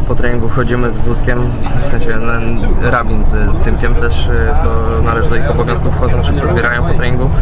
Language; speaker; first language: Polish; native; Polish